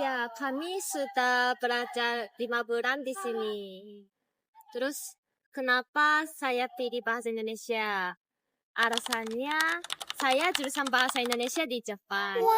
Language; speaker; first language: Indonesian; non-native, fluent; Japanese